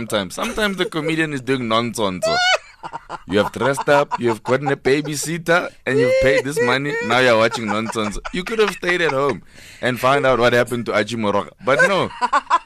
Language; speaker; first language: English; non-native, local second language; Zulu